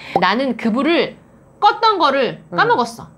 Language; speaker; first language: Korean; native; Korean